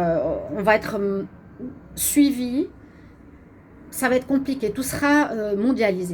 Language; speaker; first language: French; native; French